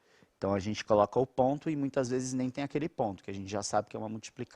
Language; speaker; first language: Portuguese; native; Portuguese